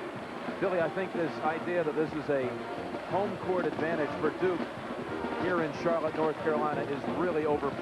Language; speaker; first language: English; native; English